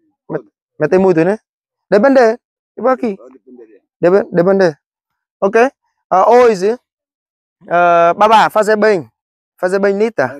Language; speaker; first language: Portuguese; non-native, learner; Vietnamese